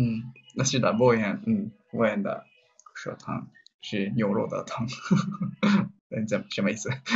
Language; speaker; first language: Chinese; non-native, learner; Japanese